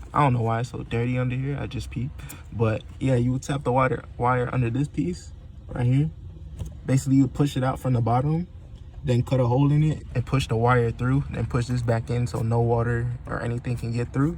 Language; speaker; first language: English; native; English